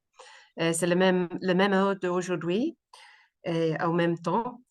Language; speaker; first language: French; non-native, learner; English